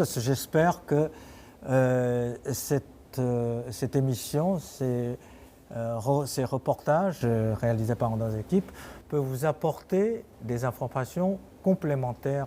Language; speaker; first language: French; non-native, fluent; Chinese